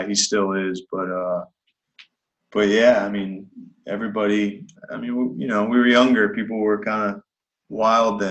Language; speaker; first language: English; native; English